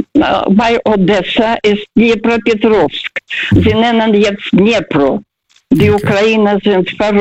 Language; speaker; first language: German; non-native, fluent; Russian